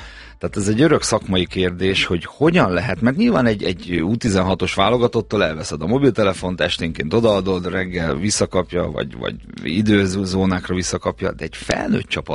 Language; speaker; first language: Hungarian; native; Hungarian